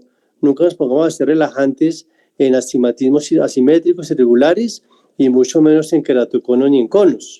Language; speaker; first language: Spanish; native; Spanish